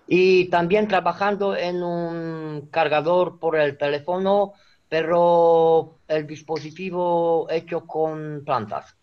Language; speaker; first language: Spanish; non-native, fluent; Romanian